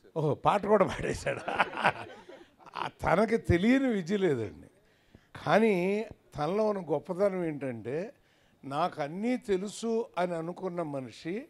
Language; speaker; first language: Telugu; native; Telugu